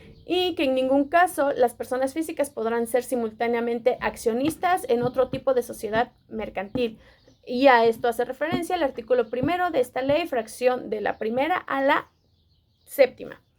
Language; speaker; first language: Spanish; native; Spanish